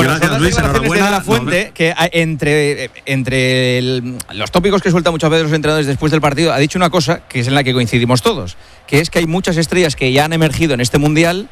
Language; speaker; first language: Spanish; native; Spanish